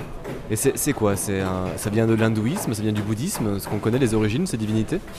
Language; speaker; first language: French; native; French